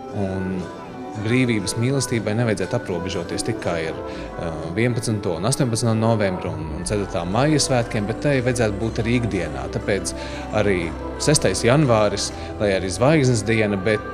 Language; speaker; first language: Latvian; native; Latvian